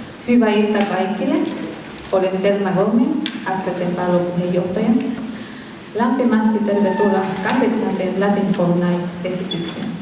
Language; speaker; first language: Finnish; non-native, fluent; Spanish